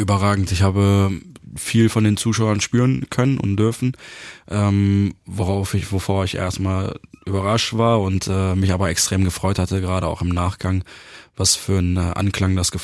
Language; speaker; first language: German; early bilingual, other home language; Turkish